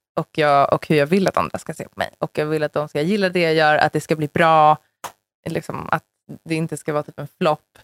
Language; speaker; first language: Swedish; native; Swedish